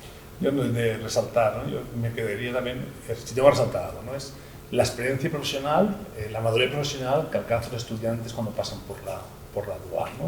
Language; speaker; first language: Spanish; native; Spanish